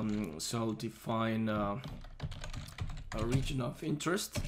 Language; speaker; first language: English; non-native, fluent; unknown